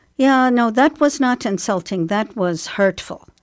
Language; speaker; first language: English; non-native, fluent; Arabic